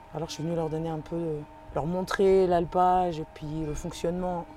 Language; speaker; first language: French; native; French